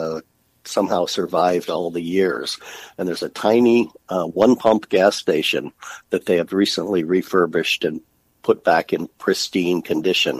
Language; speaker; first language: English; native; English